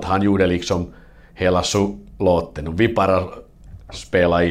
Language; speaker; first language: Swedish; non-native, learner; Finnish